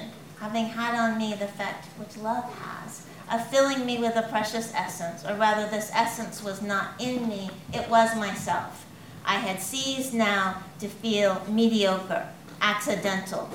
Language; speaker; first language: English; native; English